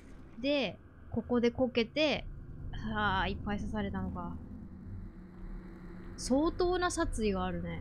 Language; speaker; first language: Japanese; native; Japanese